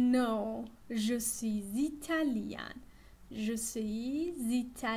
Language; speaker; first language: French; non-native, fluent; Persian